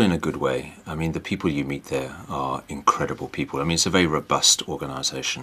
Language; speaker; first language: English; native; English